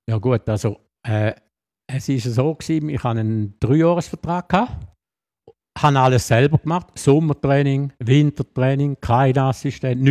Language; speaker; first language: German; native; German